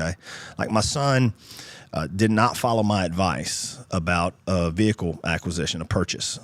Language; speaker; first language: English; native; English